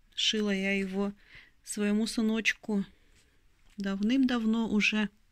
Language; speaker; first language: Russian; native; Russian